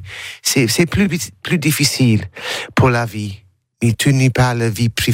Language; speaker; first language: French; non-native, learner; English